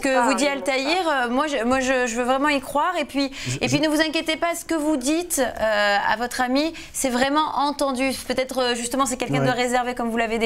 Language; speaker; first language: French; native; French